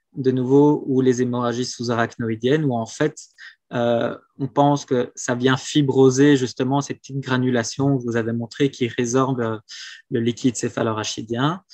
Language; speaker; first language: French; native; French